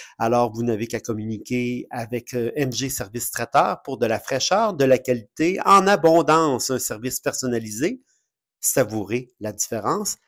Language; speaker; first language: French; native; French